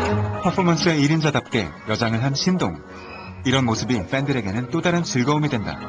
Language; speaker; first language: Korean; native; Korean